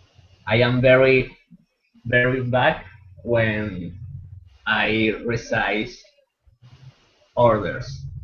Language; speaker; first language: English; non-native, learner; Spanish